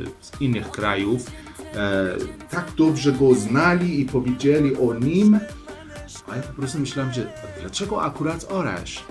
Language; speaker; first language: Polish; non-native, learner; Persian